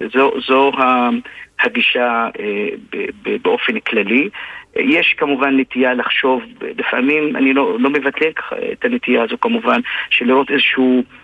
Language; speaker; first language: Hebrew; non-native, local second language; Arabic